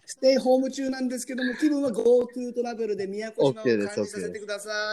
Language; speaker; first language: Japanese; native; Japanese